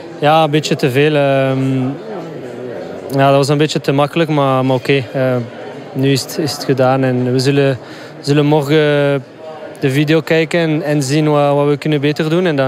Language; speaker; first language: Dutch; non-native, local second language; French